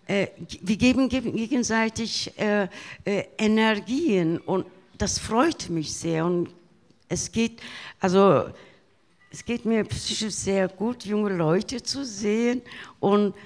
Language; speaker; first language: German; non-native, fluent; Turkish